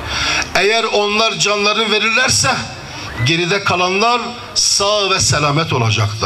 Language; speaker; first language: Turkish; native; Turkish